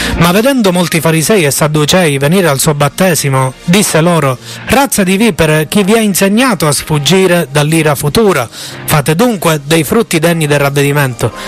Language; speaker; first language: Italian; native; Italian